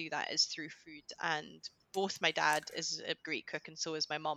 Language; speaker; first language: English; native; English